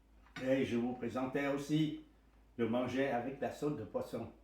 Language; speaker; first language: French; non-native, learner; Vietnamese